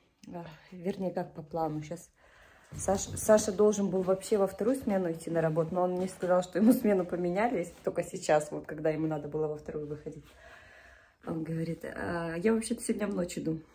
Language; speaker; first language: Russian; native; Russian